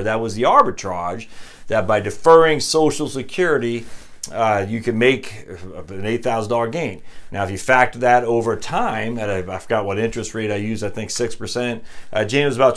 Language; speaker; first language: English; native; English